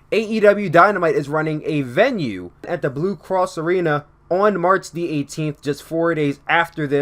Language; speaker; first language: English; native; English